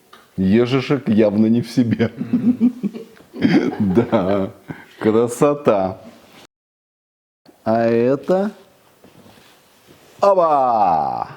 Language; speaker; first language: Russian; native; Russian